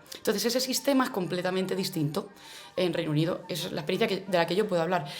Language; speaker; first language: Spanish; native; Spanish